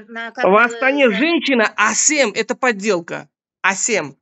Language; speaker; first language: Russian; non-native, local second language; Uzbek